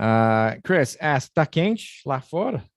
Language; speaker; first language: Portuguese; non-native, fluent; English